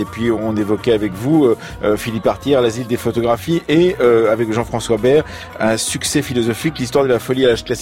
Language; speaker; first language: French; native; French